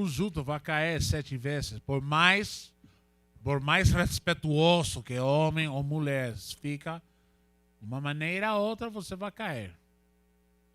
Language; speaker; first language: Portuguese; non-native, learner; Spanish